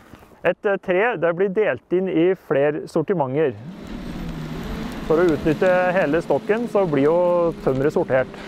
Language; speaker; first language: Norwegian; native; Norwegian